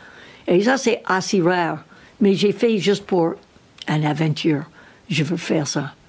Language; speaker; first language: French; non-native, learner; English